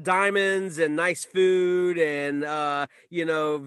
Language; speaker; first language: English; native; English